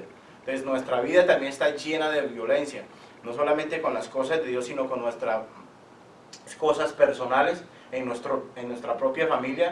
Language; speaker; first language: Spanish; native; Spanish